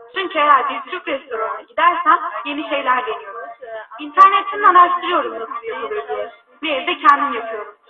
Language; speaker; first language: Turkish; non-native, fluent; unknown